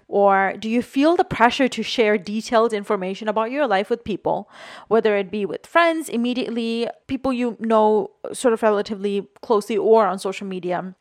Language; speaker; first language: English; non-native, local second language; Bangla